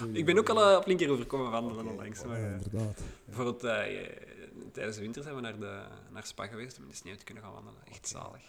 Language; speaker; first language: Dutch; native; Dutch